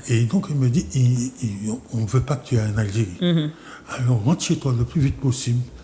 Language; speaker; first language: French; non-native, local second language; Guadeloupean Creole French